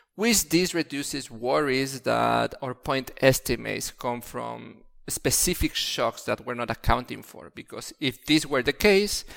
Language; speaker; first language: English; non-native, fluent; Spanish